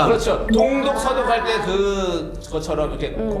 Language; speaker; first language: Korean; native; Korean